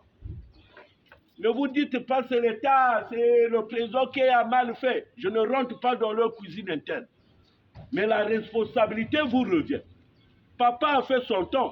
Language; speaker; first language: French; native; French